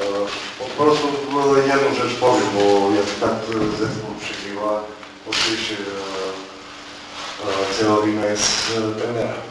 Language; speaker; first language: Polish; non-native, learner; Russian